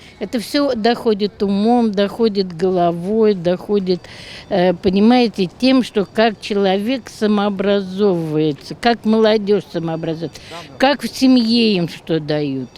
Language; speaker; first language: Russian; native; Russian